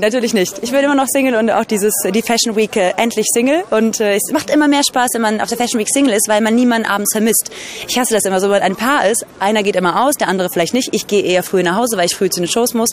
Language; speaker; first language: German; native; German